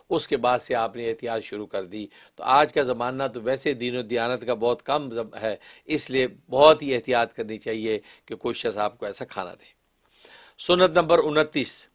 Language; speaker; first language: Urdu; non-native, local second language; Kashmiri